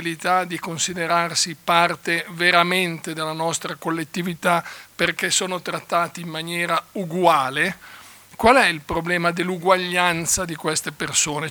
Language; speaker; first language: Italian; native; Italian